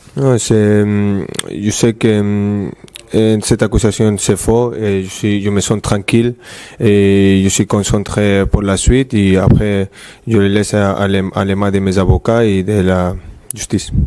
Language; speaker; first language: French; non-native, fluent; Spanish